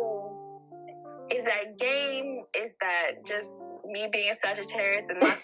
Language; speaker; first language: English; native; English